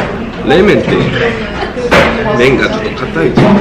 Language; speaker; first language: Japanese; non-native, fluent; Korean